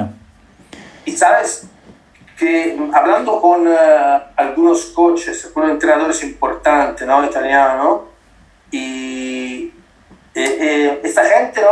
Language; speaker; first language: Spanish; non-native, learner; Italian